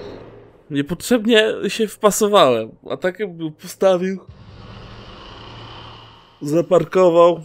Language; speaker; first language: Polish; native; Polish